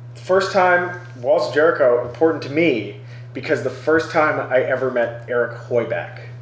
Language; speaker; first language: English; native; English